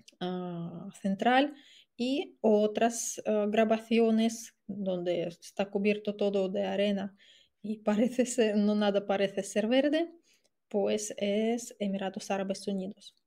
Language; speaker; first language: Spanish; non-native, fluent; Russian